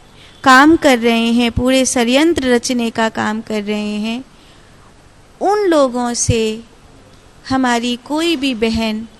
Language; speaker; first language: Hindi; native; Hindi